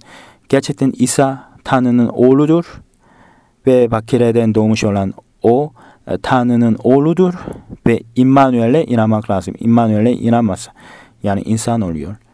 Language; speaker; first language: Turkish; non-native, fluent; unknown